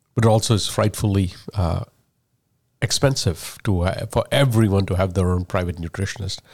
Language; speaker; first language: English; non-native, local second language; Malayalam